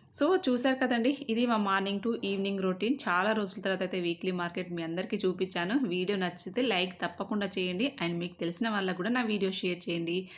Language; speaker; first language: Telugu; native; Telugu